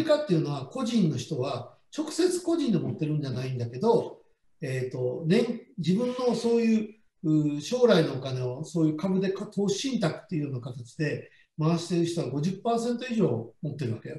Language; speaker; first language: Japanese; native; Japanese